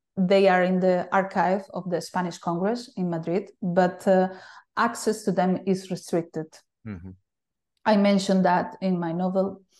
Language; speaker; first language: English; non-native, fluent; Galician